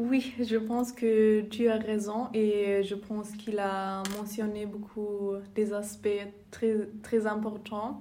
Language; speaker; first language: French; non-native, learner; German